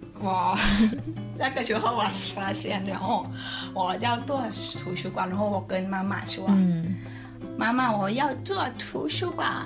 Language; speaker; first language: Chinese; non-native, learner; Thai